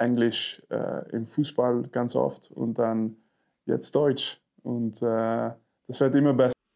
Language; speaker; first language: German; non-native, fluent; French